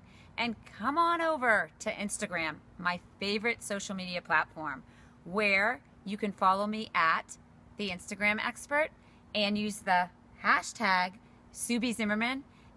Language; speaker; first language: English; native; English